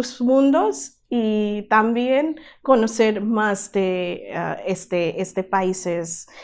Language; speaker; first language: Spanish; non-native, learner; Bangla